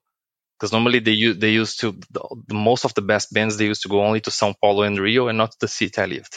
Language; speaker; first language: English; non-native, fluent; Portuguese